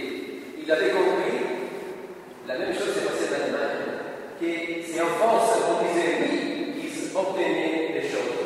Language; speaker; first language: French; non-native, learner; Italian